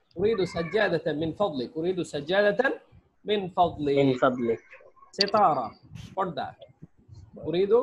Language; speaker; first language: Arabic; non-native, fluent; Bangla